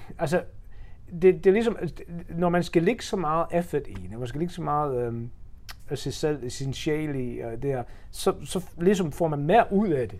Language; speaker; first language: Danish; non-native, fluent; English